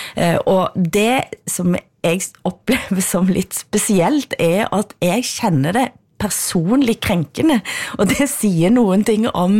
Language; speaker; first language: Norwegian; native; Norwegian